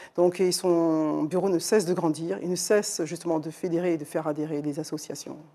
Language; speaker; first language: French; native; French